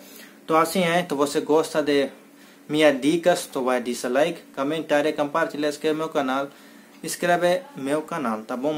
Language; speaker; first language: Portuguese; non-native, learner; Hindi